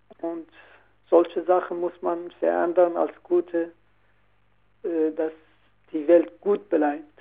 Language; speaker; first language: German; non-native, learner; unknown